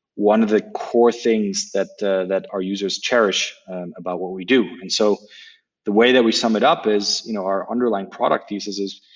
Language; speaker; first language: English; non-native, fluent; German